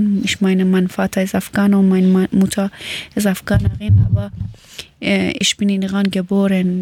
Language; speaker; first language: German; non-native, fluent; Persian